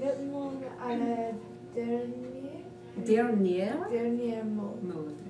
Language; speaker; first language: French; non-native, learner; English